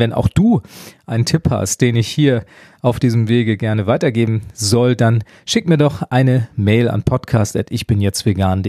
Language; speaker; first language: German; native; German